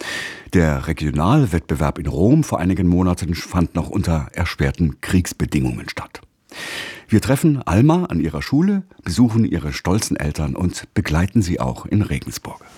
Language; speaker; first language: German; native; German